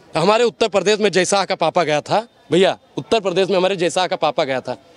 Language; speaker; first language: Hindi; native; Hindi